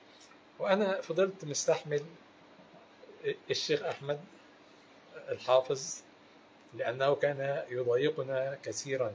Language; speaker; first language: Arabic; native; Arabic